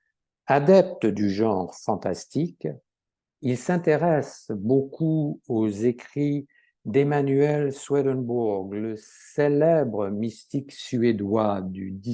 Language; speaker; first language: French; native; French